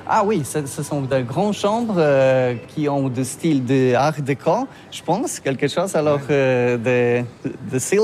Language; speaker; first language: French; non-native, learner; Polish